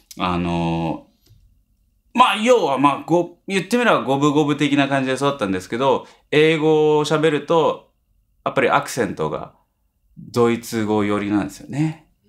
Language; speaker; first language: Japanese; early bilingual, heritage; Japanese